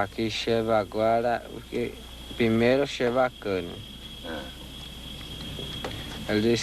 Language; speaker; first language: Portuguese; non-native, local second language; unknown